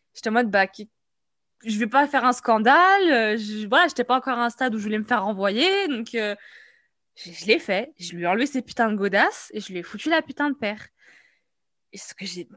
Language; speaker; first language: French; non-native, local second language; Arabic